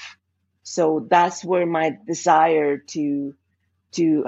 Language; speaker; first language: English; non-native, fluent; Spanish